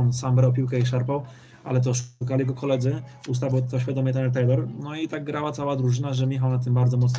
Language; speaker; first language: Polish; native; Polish